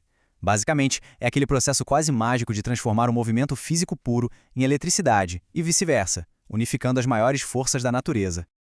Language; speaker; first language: Portuguese; native; Portuguese